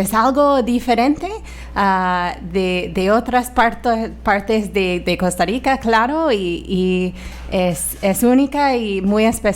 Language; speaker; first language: Spanish; non-native, fluent; English